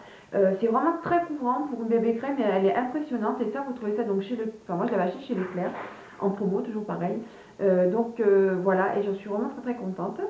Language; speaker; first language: French; native; French